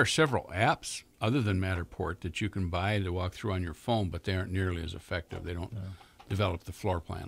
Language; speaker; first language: English; native; English